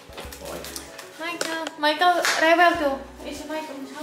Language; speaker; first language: Dutch; non-native, learner; Indonesian